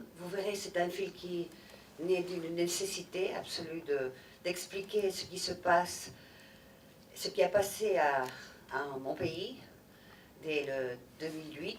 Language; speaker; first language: French; non-native, fluent; Catalan